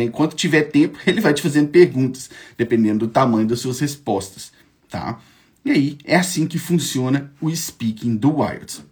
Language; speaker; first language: Portuguese; native; Portuguese